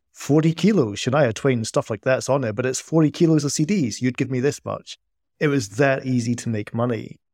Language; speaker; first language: English; native; English